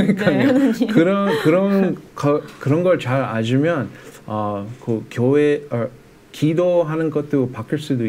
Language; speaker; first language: Korean; early bilingual, heritage; English